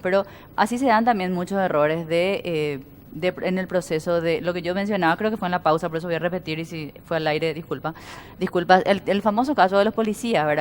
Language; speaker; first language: Spanish; native; Spanish